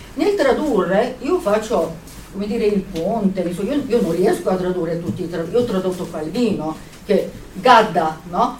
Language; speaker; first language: Italian; early bilingual, other home language; Serbian